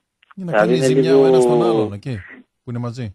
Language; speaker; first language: Greek; native; Greek